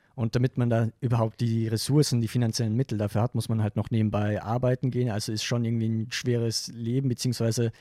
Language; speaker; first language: German; native; German